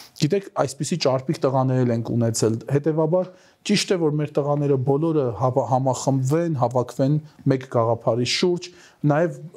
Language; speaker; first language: Armenian; native; Armenian